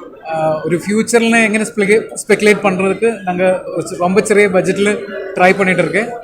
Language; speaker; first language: Tamil; non-native, learner; Malayalam